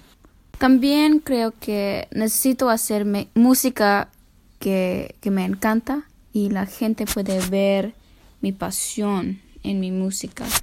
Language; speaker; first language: Spanish; non-native, fluent; English